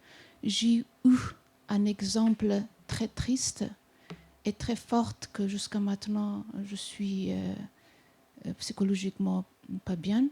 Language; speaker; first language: French; non-native, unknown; Persian